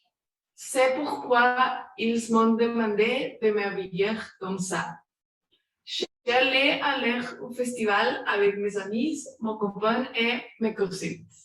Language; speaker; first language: French; non-native, learner; Spanish